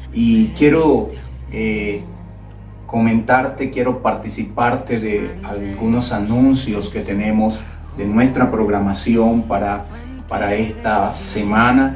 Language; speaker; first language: Spanish; native; Spanish